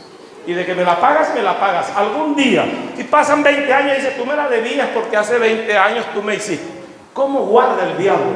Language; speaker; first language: Spanish; native; Spanish